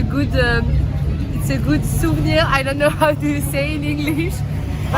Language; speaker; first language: English; non-native, fluent; French